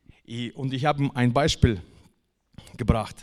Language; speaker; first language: German; non-native, fluent; Russian